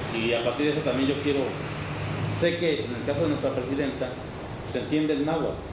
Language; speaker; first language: Spanish; non-native, local second language; Nahuatl languages